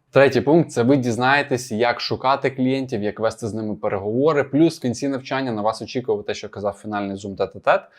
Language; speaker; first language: Ukrainian; non-native, local second language; Russian